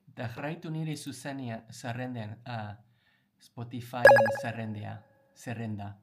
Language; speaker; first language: Basque; non-native, learner; English